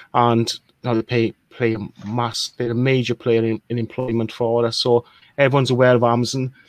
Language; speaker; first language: English; native; English